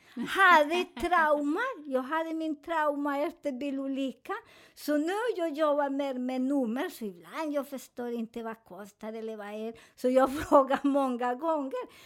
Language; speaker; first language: Swedish; non-native, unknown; Spanish